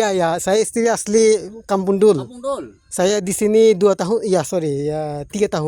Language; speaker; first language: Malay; non-native, learner; Bangla